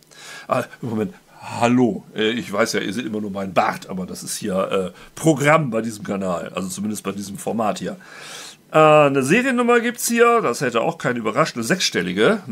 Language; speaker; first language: German; native; German